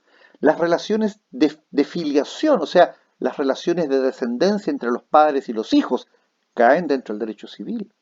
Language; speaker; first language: Spanish; native; Spanish